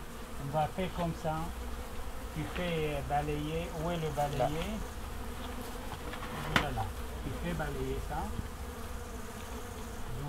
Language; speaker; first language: French; non-native, learner; Arabic